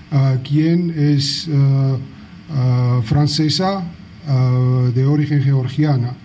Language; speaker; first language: Spanish; non-native, fluent; Georgian